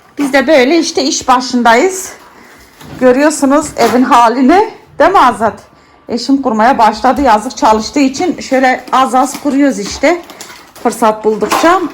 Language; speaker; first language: Turkish; early bilingual, heritage; Turkish